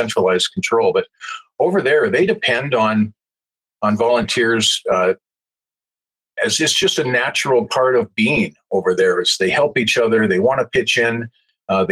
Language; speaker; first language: English; native; English